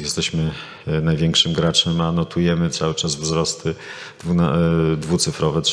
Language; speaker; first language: Polish; native; Polish